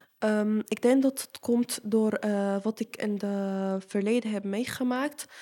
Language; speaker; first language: Dutch; non-native, fluent; Arabic